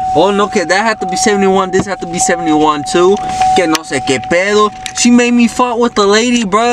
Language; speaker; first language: English; early bilingual, other home language; Spanish